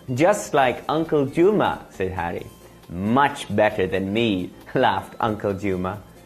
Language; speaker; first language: English; native; English